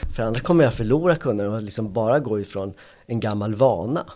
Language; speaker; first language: Swedish; early bilingual, other home language; Spanish